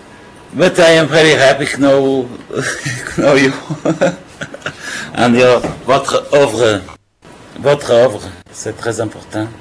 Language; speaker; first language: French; non-native, learner; Portuguese